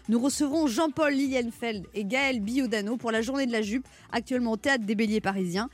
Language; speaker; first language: French; native; French